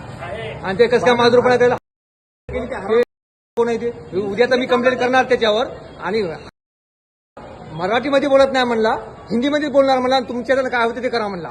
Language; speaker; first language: Marathi; native; Marathi